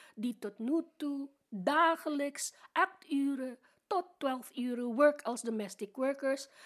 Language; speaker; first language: Dutch; non-native, learner; Filipino